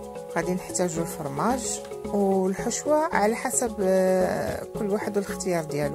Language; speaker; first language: Arabic; native; Arabic